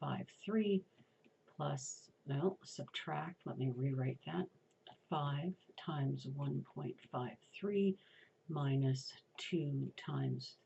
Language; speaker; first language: English; native; English